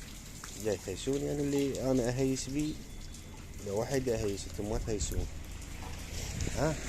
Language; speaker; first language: Arabic; native; Arabic